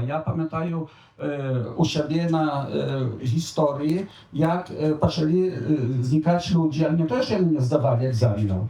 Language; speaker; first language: Polish; non-native, local second language; Belarusian